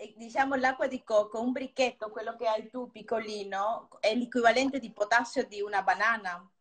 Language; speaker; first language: Italian; non-native, fluent; Spanish